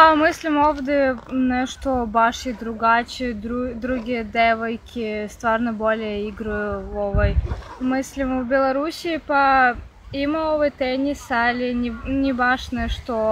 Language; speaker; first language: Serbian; non-native, learner; Belarusian